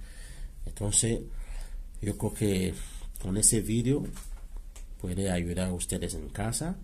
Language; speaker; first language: Spanish; non-native, learner; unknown